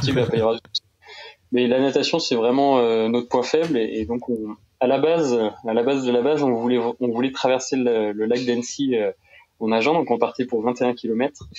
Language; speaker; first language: French; native; French